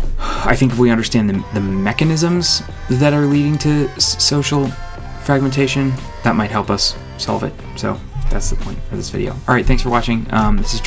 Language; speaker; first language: English; native; English